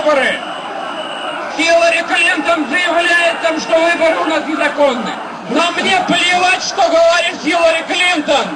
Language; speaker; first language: Russian; native; Russian